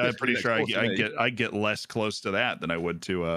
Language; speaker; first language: English; native; English